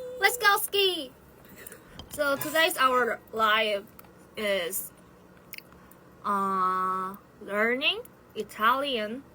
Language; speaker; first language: English; non-native, learner; Korean